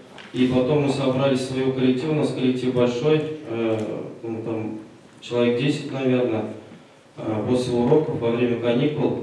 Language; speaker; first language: Russian; non-native, local second language; Tatar